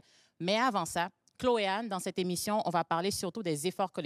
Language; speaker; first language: French; native; French